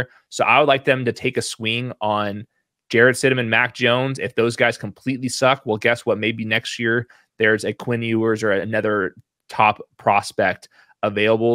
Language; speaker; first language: English; native; English